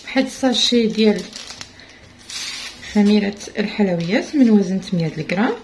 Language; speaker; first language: Arabic; native; Arabic